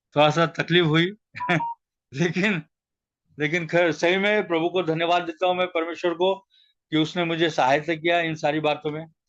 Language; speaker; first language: Hindi; non-native, local second language; Marathi